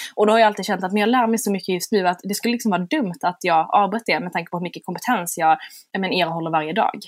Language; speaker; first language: Swedish; native; Swedish